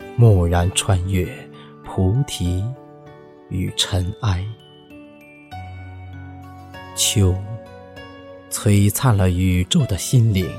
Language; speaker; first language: Chinese; native; Chinese